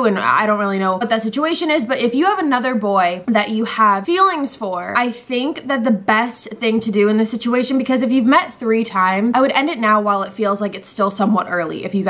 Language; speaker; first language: English; native; English